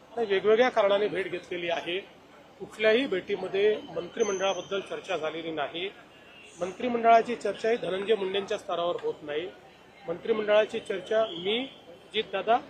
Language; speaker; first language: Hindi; non-native, local second language; Marathi